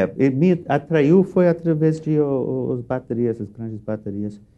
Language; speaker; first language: Portuguese; non-native, fluent; English